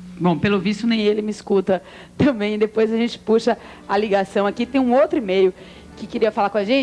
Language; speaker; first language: Portuguese; native; Portuguese